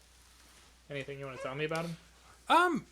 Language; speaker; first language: English; native; English